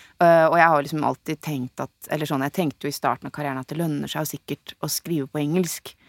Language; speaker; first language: Norwegian; native; Norwegian